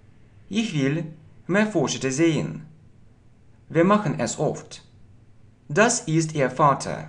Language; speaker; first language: German; non-native, fluent; Russian